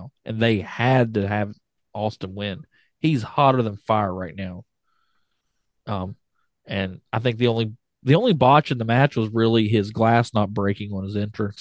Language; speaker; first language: English; native; English